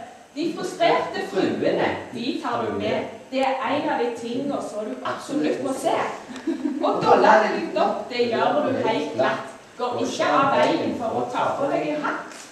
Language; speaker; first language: Norwegian; native; Norwegian